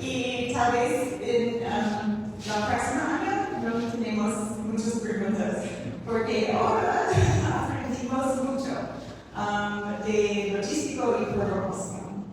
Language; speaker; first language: Spanish; non-native, learner; English